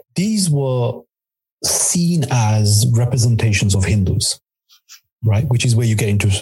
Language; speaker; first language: English; non-native, local second language; Gujarati